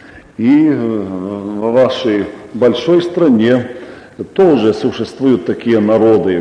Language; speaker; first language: Russian; non-native, local second language; Estonian